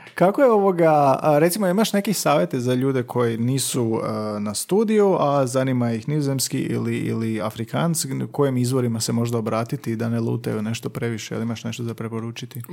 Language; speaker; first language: Croatian; native; Croatian